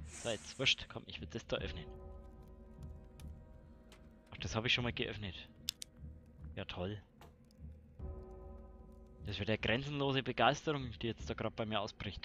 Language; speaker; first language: German; native; German